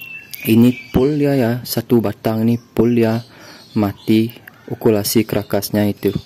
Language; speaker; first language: Indonesian; native; Indonesian